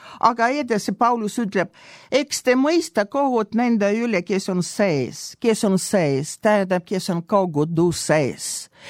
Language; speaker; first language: Estonian; non-native, local second language; Russian